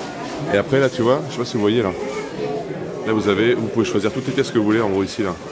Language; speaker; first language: French; native; French